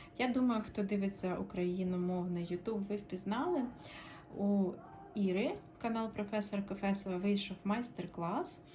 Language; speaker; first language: Ukrainian; non-native, local second language; Russian